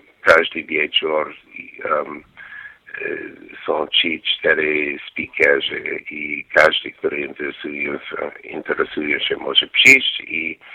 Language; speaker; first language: Polish; non-native, learner; English